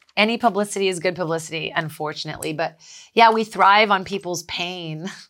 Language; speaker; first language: English; early bilingual, other home language; Portuguese